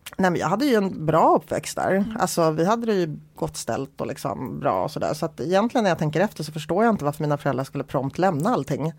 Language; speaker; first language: Swedish; early bilingual, other home language; Polish